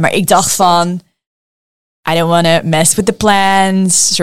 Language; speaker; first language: English; early bilingual, other home language; Dutch